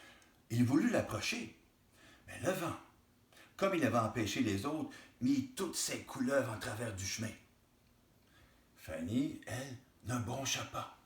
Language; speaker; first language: French; native; French